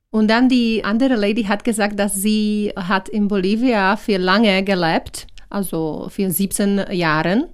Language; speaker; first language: German; non-native, learner; Czech